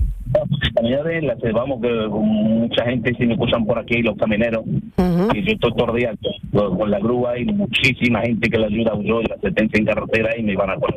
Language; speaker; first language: Spanish; non-native, fluent; Arabic